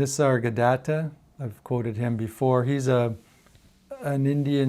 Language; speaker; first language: English; native; English